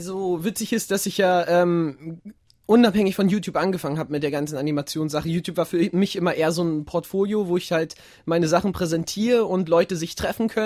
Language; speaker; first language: German; native; German